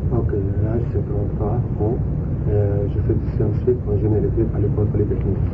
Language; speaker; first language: French; non-native, learner; Arabic